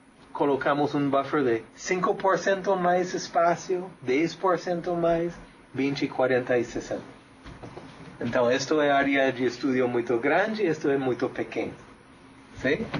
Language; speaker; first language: Spanish; non-native, fluent; English